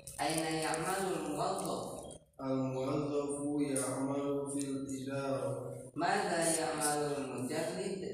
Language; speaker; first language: Arabic; non-native, fluent; Indonesian